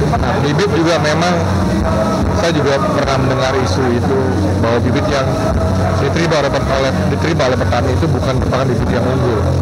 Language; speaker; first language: Indonesian; native; Indonesian